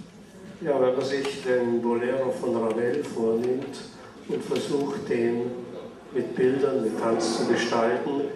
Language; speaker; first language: German; native; German